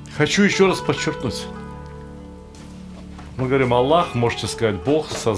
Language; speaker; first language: Russian; native; Russian